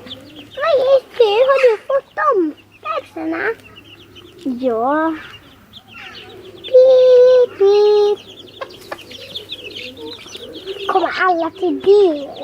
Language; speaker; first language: Swedish; native; Swedish